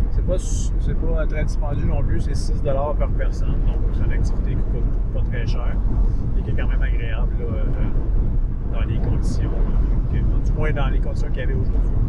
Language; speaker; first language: French; native; French